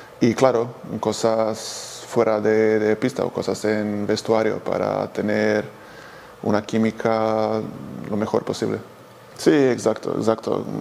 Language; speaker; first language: Spanish; non-native, fluent; Serbian